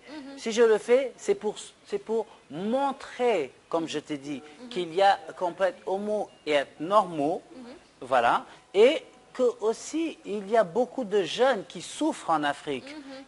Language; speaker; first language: French; non-native, local second language; Wolof